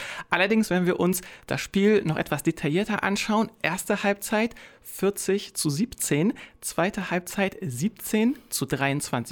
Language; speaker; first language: German; native; German